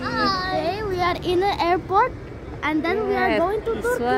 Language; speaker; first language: English; non-native, learner; Indonesian